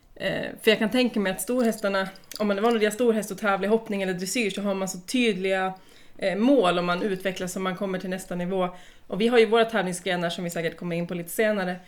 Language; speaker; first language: Swedish; native; Swedish